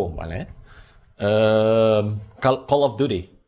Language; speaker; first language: Spanish; non-native, fluent; Indonesian